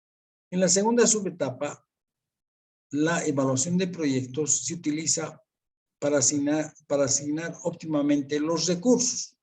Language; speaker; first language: Spanish; native; Spanish